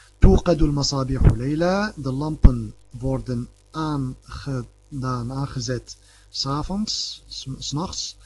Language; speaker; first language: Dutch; early bilingual, other home language; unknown